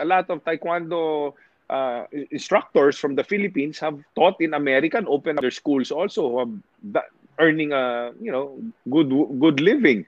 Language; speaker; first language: English; non-native, local second language; Hiligaynon